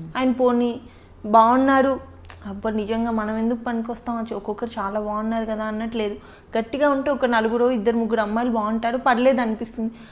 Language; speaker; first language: Telugu; native; Telugu